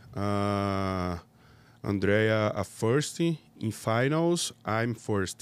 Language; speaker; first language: English; non-native, learner; Portuguese